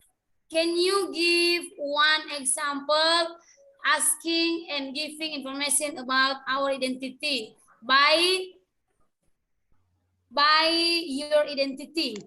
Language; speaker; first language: English; non-native, learner; Indonesian